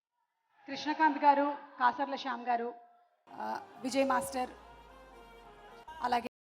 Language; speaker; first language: Telugu; native; Telugu